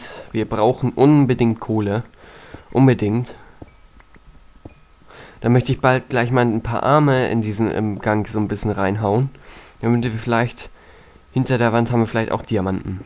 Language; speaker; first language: German; native; German